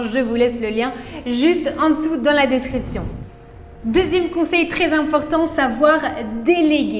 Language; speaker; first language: French; native; French